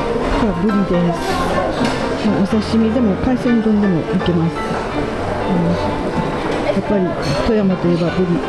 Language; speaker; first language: Japanese; native; Japanese